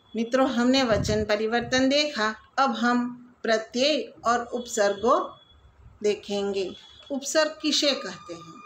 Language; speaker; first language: Hindi; non-native, local second language; Gujarati